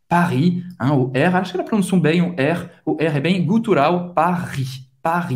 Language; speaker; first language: Portuguese; non-native, fluent; French